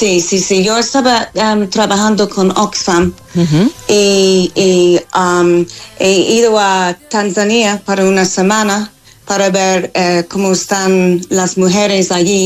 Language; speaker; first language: Spanish; non-native, fluent; English